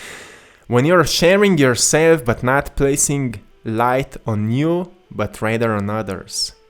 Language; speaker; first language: English; non-native, fluent; Slovenian